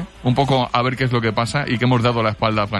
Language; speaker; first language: Spanish; native; Spanish